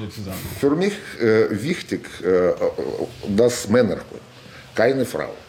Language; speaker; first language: German; non-native, learner; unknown